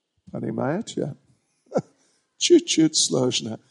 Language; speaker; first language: Russian; non-native, learner; English